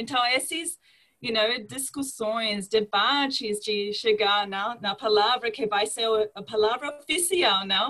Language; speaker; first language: Portuguese; non-native, fluent; English